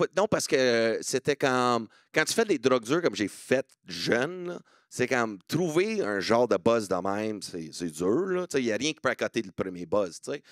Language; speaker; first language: French; non-native, local second language; English